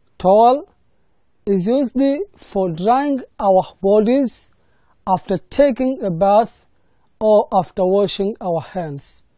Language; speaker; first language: English; non-native, local second language; Swahili